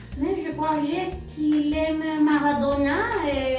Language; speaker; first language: French; non-native, learner; Spanish